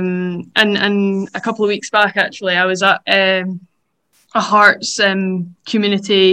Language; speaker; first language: English; native; English